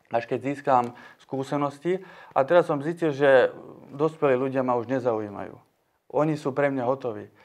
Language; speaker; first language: Slovak; non-native, local second language; Hungarian